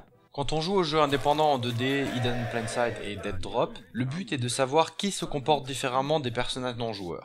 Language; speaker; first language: French; native; French